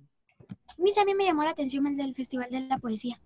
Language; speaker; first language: Spanish; native; Spanish